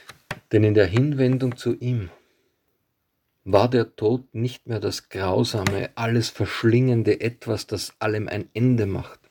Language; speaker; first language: German; native; German